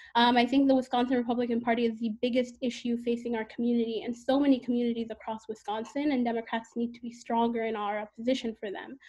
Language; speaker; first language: English; native; English